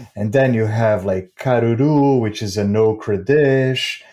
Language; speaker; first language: English; non-native, fluent; Portuguese